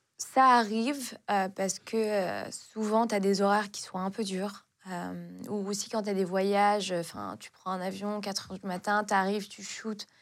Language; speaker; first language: French; non-native, local second language; Arabic